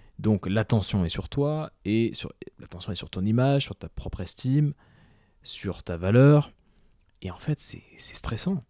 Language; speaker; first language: French; native; French